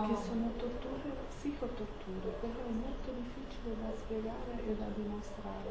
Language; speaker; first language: Italian; non-native, fluent; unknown